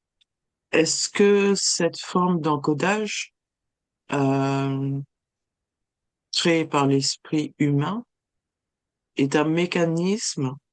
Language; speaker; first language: French; native; French